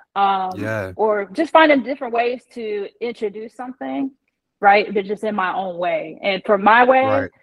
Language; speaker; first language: English; native; English